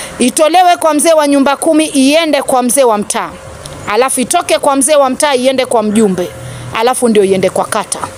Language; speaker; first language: Swahili; native; Swahili